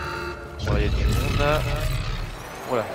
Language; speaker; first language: French; native; French